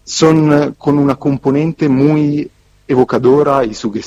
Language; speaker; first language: Spanish; non-native, fluent; Italian